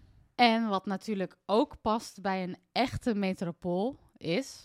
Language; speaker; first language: Dutch; native; Dutch